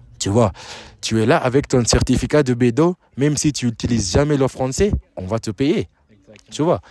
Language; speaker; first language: French; non-native, fluent; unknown